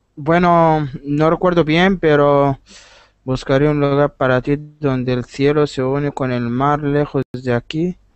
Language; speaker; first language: Spanish; non-native, fluent; Arabic